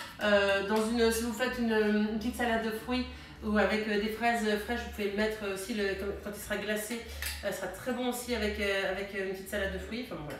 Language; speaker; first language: French; early bilingual, heritage; French